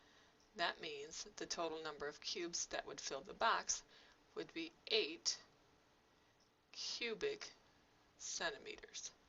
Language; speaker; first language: English; native; English